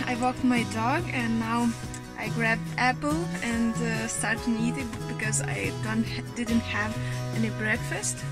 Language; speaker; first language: English; non-native, learner; Lithuanian